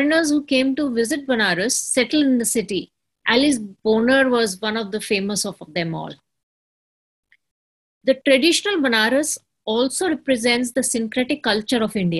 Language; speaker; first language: English; non-native, local second language; Hindi